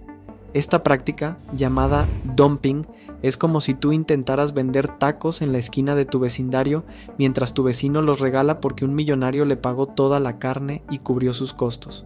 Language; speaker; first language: Spanish; native; Spanish